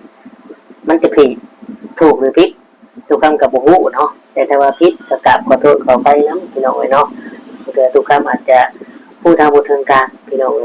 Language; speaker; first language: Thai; non-native, local second language; Lao